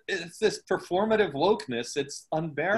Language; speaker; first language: English; native; English